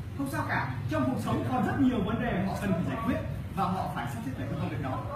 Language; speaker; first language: Vietnamese; native; Vietnamese